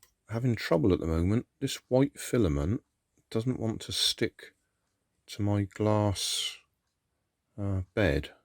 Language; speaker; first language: English; native; English